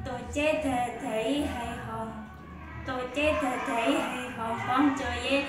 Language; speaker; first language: Cantonese; non-native, learner; Indonesian